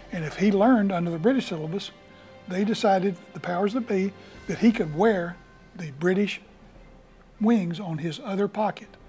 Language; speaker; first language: English; native; English